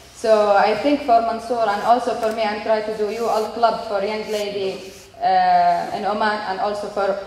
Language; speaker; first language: English; non-native, learner; Arabic